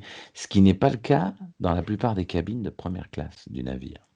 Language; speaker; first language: French; native; French